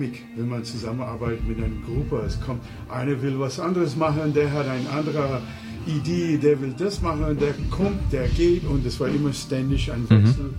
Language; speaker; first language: German; non-native, fluent; English